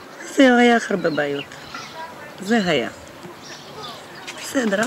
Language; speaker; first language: Hebrew; non-native, learner; Russian